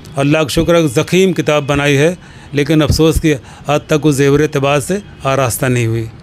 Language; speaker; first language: Urdu; native; Urdu